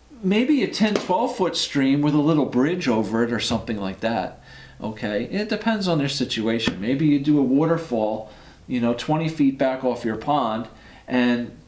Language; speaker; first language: English; native; English